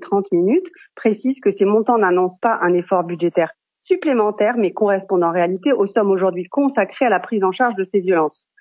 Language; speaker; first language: French; native; French